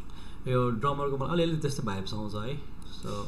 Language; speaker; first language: Nepali; native; Nepali